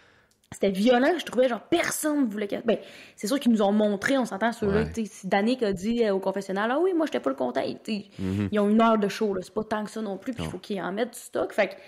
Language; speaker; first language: French; native; French